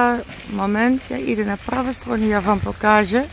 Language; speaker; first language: Polish; non-native, learner; Dutch